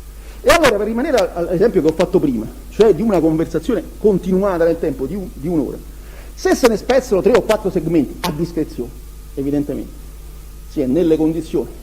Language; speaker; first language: Italian; native; Italian